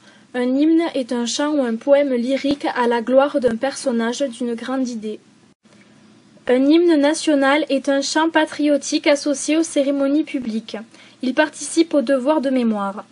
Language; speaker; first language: French; native; French